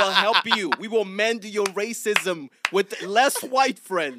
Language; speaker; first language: English; non-native, fluent; Spanish